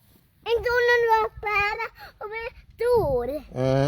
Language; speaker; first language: Swedish; early bilingual, other home language; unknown